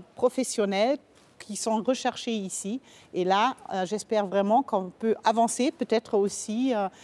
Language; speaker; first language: French; non-native, fluent; German